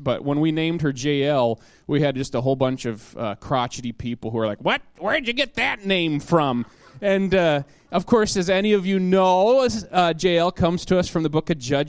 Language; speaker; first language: English; native; English